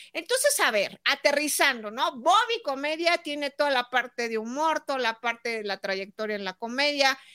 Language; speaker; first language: Spanish; native; Spanish